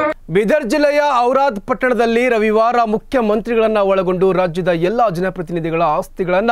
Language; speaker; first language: Kannada; native; Kannada